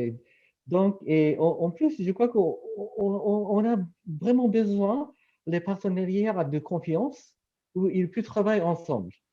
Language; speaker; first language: French; non-native, fluent; Japanese